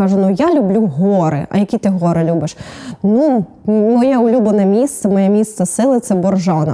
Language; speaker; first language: Ukrainian; native; Ukrainian